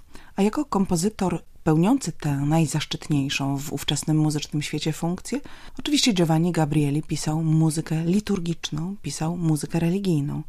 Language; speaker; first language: Polish; native; Polish